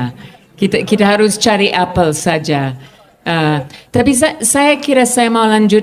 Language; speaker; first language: Indonesian; non-native, fluent; English